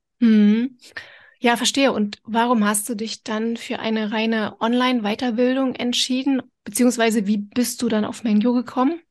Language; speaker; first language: German; native; German